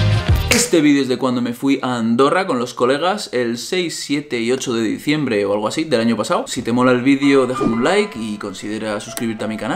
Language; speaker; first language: Spanish; native; Spanish